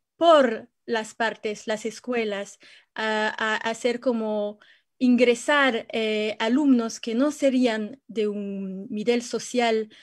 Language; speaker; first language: Spanish; non-native, fluent; French